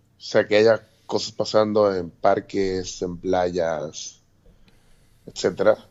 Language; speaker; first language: Spanish; native; Spanish